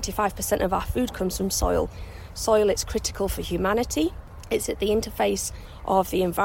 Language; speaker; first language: English; native; English